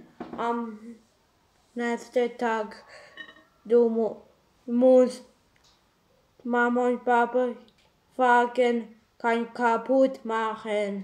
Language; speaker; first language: German; non-native, learner; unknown